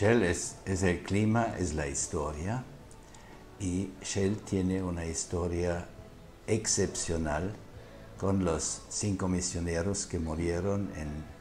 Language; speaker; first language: Spanish; non-native, fluent; German